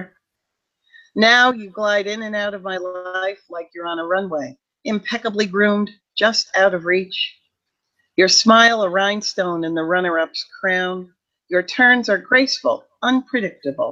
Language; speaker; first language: English; native; English